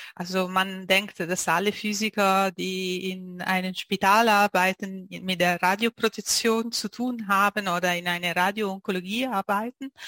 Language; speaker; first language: German; non-native, fluent; Italian